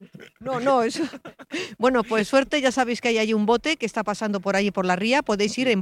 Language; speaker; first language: Spanish; native; Spanish